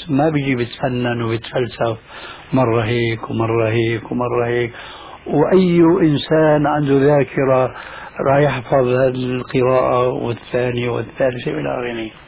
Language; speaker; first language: Arabic; early bilingual, other home language; Albanian